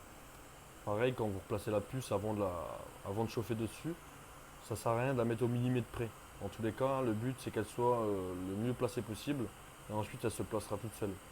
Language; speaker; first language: French; native; French